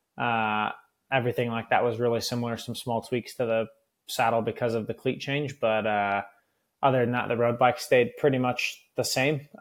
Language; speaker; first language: English; native; English